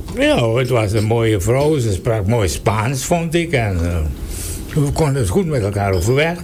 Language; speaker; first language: Dutch; native; Dutch